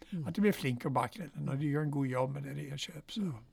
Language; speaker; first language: Norwegian; non-native, fluent; English